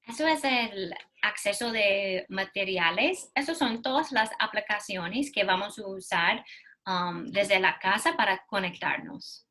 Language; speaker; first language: Spanish; non-native, learner; English